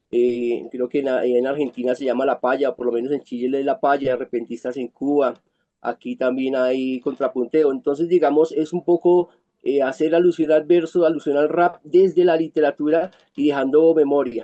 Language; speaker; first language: Spanish; native; Spanish